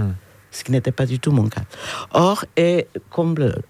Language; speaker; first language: French; non-native, fluent; Portuguese